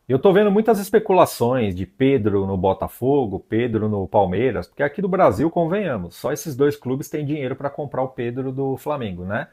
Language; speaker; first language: Portuguese; native; Portuguese